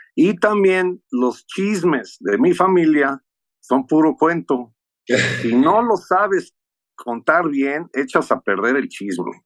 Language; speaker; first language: Spanish; early bilingual, heritage; Spanish